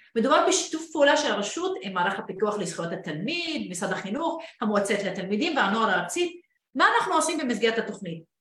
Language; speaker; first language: Hebrew; non-native, local second language; Arabic